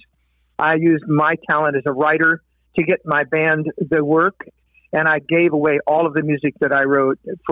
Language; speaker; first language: English; native; English